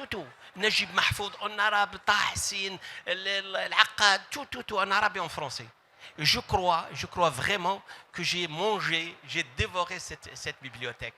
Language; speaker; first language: French; non-native, local second language; Arabic